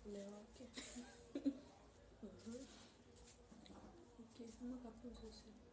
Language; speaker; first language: French; non-native, learner; Haitian Creole